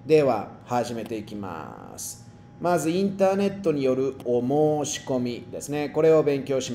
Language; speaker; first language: Japanese; non-native, fluent; Spanish